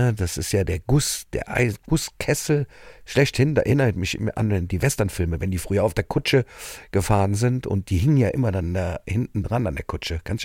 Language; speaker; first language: German; native; German